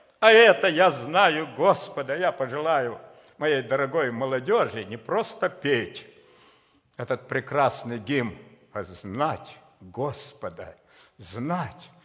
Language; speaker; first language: Russian; native; Russian